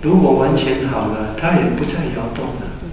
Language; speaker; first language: Chinese; native; Chinese